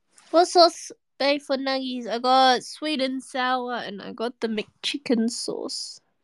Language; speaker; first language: English; native; English